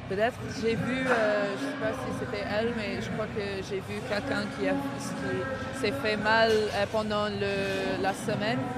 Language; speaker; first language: French; non-native, learner; English